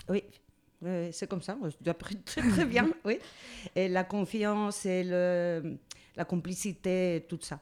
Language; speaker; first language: French; non-native, learner; Spanish